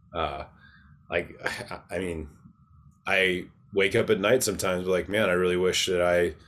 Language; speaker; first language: English; native; English